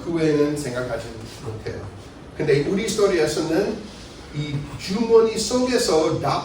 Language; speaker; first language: Korean; non-native, fluent; English